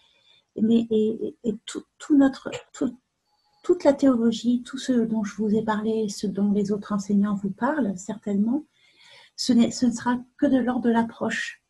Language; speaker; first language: French; native; French